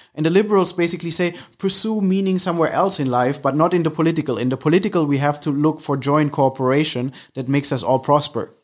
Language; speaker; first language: English; non-native, fluent; German